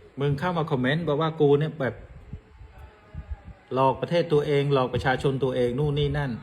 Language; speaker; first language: Thai; non-native, fluent; Khmer